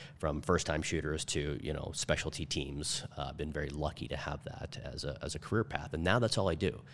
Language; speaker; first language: English; native; English